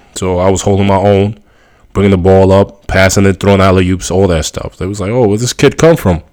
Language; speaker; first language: English; early bilingual, other home language; Spanish